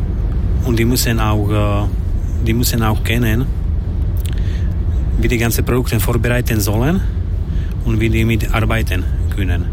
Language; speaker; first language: German; non-native, learner; Slovak